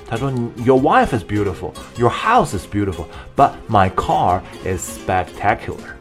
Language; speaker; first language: English; non-native, fluent; Chinese